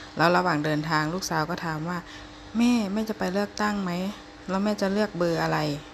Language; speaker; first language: Thai; native; Thai